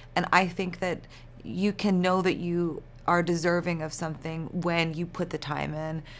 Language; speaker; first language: English; native; English